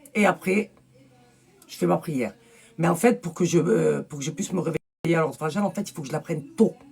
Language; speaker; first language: French; early bilingual, other home language; Arabic